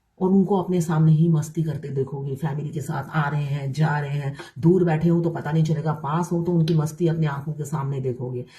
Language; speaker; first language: Hindi; non-native, local second language; Bangla